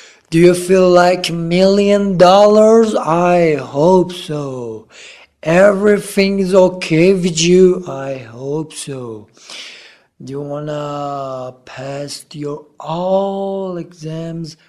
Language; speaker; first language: English; non-native, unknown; Persian